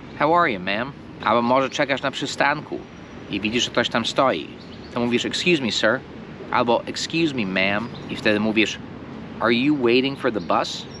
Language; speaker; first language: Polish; non-native, fluent; English